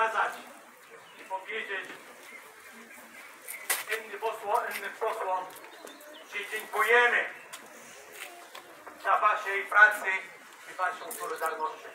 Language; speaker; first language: Polish; non-native, learner; Arabic